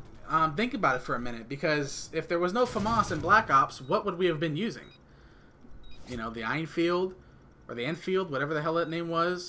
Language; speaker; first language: English; native; English